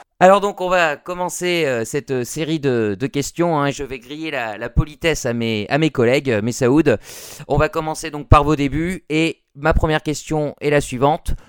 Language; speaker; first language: French; native; French